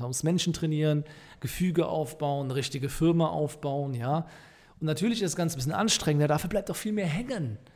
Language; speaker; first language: German; native; German